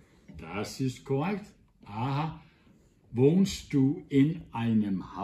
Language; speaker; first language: German; non-native, fluent; Danish